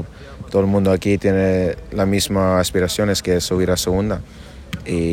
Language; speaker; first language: Spanish; non-native, fluent; English